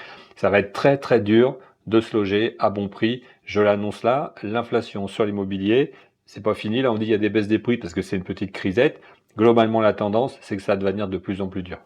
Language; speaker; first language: French; native; French